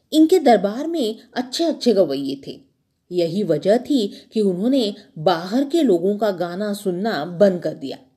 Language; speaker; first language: Hindi; non-native, local second language; Marathi